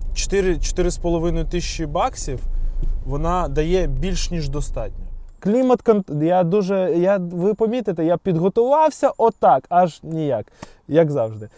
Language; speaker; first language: Ukrainian; non-native, local second language; Russian